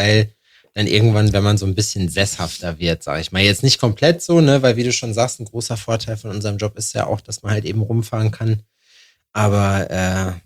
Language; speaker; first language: German; native; German